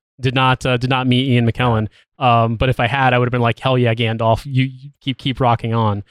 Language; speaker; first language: English; native; English